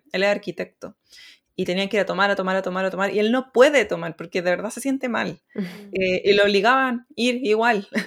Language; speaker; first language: Spanish; native; Spanish